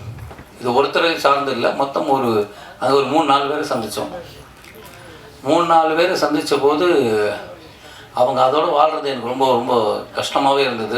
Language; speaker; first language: Tamil; native; Tamil